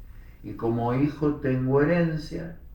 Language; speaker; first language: Spanish; native; Spanish